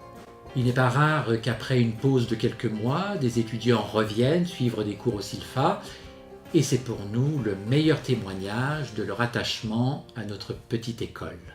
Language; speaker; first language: French; native; French